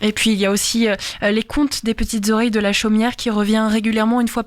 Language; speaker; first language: French; native; French